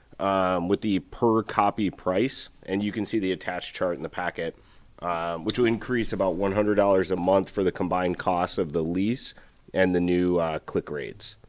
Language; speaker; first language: English; native; English